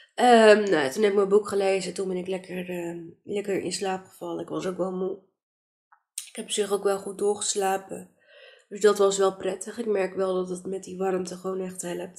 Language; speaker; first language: Dutch; native; Dutch